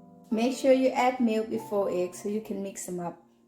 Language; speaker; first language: English; non-native, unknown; Thai